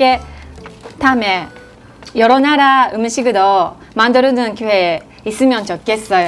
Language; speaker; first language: Korean; non-native, fluent; Japanese